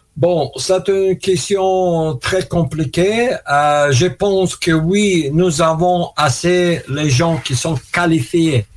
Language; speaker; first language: French; non-native, learner; Russian